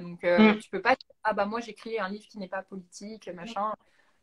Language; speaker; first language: French; native; French